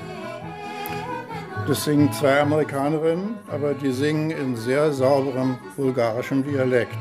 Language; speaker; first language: German; native; German